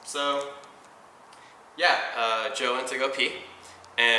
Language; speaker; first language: English; native; English